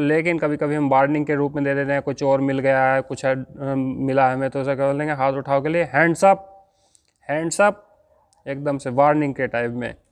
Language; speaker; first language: Hindi; native; Hindi